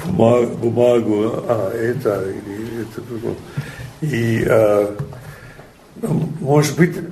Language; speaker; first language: Russian; non-native, learner; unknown